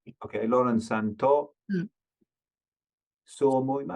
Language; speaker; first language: Japanese; non-native, learner; English